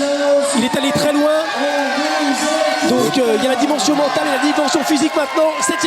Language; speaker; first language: French; native; French